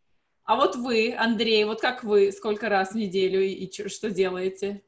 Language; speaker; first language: Russian; native; Russian